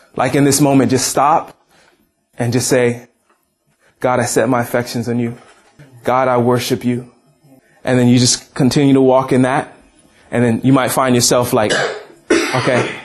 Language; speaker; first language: English; native; English